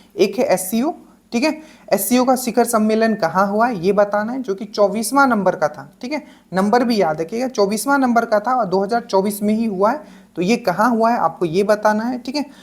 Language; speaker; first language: Hindi; native; Hindi